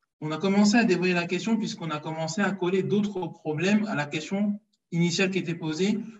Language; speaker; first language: French; early bilingual, other home language; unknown